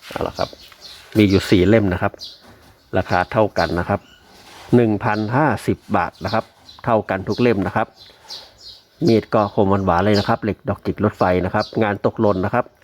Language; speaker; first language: Thai; native; Thai